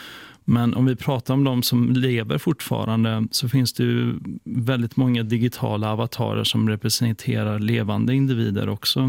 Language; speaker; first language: Swedish; native; Swedish